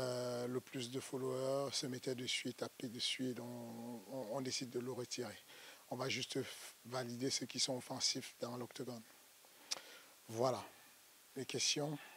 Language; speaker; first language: French; native; French